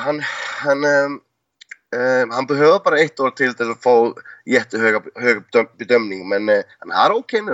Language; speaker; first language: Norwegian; non-native, fluent; Icelandic